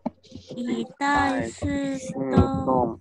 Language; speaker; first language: Chinese; non-native, learner; Thai